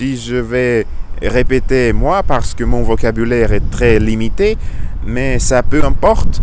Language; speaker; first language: French; non-native, learner; Russian